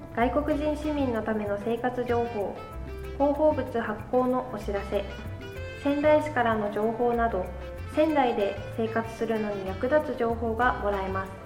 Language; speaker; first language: Japanese; native; Japanese